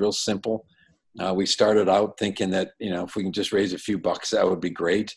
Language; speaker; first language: English; native; English